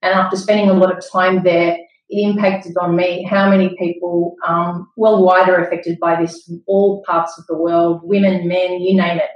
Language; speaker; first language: English; native; English